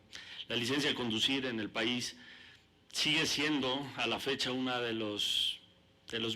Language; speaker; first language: Spanish; native; Spanish